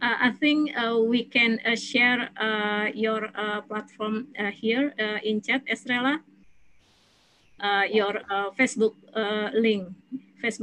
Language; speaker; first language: English; non-native, fluent; Indonesian